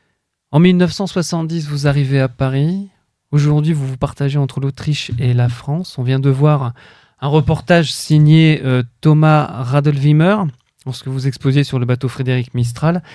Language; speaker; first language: French; native; French